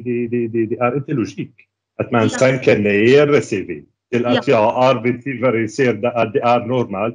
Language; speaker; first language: Swedish; non-native, fluent; Arabic